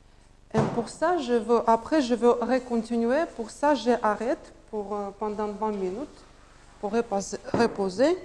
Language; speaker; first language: French; non-native, learner; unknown